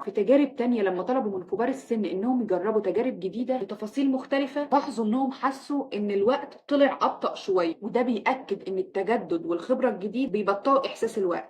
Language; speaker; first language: Arabic; native; Arabic